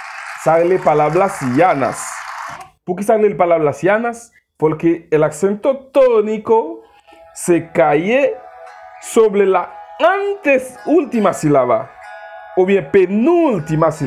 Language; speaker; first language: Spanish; non-native, learner; Haitian Creole